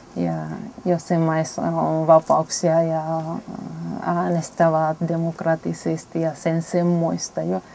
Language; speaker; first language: Finnish; non-native, fluent; Spanish